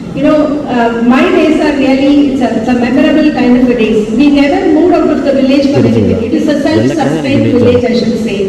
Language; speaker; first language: English; non-native, local second language; Tamil